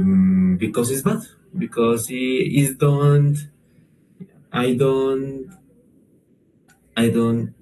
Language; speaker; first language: English; non-native, learner; Spanish